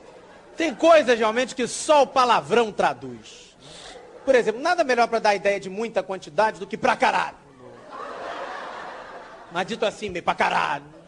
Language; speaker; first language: Portuguese; native; Portuguese